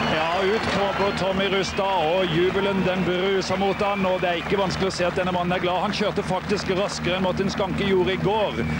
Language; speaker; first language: Norwegian; native; Norwegian